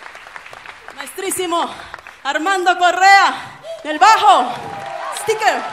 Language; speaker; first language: Spanish; native; Spanish